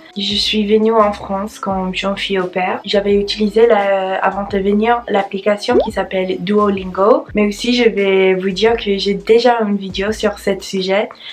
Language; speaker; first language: French; non-native, learner; English